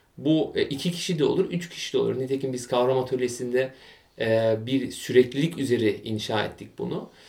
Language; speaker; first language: Turkish; early bilingual, heritage; Turkish